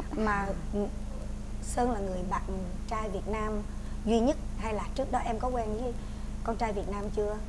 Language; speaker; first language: Vietnamese; native; Vietnamese